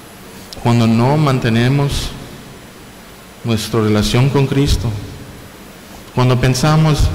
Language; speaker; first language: Spanish; non-native, fluent; English